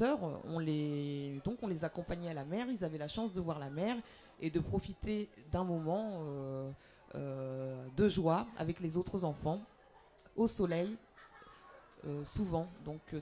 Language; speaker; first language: French; native; French